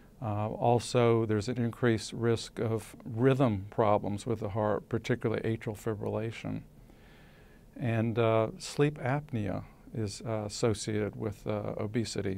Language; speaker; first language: English; native; English